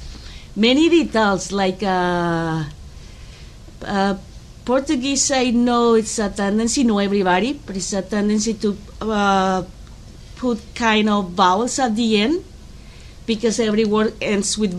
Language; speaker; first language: English; non-native, fluent; Spanish